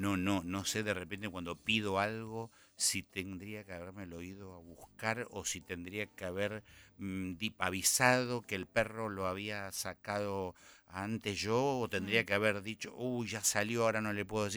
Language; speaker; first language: Spanish; native; Spanish